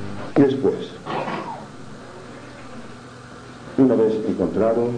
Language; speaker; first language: Spanish; non-native, fluent; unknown